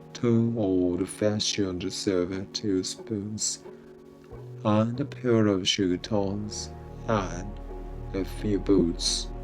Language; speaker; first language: English; non-native, fluent; Japanese